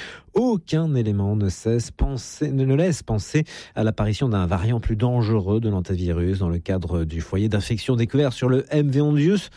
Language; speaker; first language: French; native; French